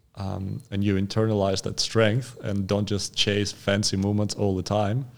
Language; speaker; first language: English; non-native, fluent; Russian